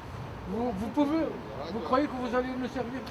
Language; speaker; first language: French; native; French